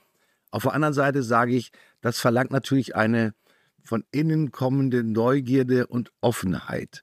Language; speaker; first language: German; native; German